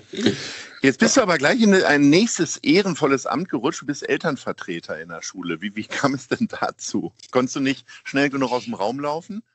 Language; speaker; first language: German; native; German